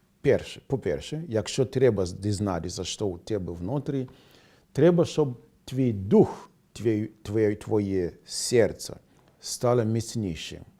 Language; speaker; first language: Ukrainian; non-native, fluent; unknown